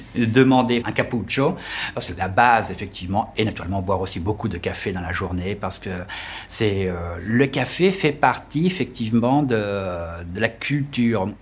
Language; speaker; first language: French; native; French